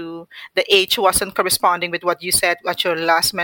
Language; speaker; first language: English; non-native, fluent; Dutch